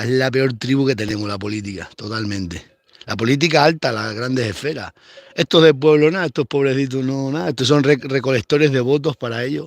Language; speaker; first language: Spanish; native; Spanish